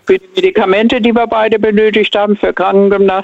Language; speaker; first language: German; native; German